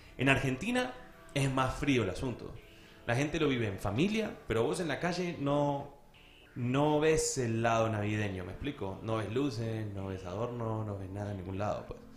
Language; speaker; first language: Spanish; native; Spanish